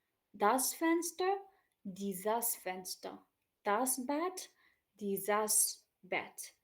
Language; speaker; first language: German; non-native, learner; Urdu